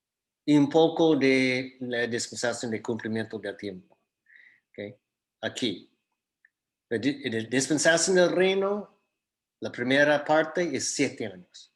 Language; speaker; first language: Spanish; non-native, fluent; English